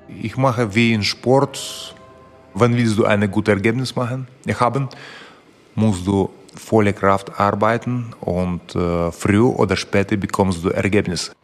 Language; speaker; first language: German; non-native, fluent; Russian